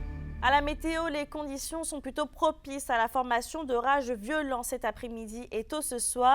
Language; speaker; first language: French; native; French